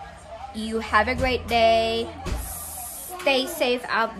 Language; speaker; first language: English; non-native, local second language; Filipino